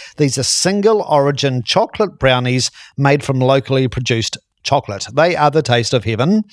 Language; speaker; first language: English; native; English